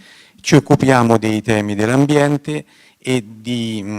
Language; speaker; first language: Italian; native; Italian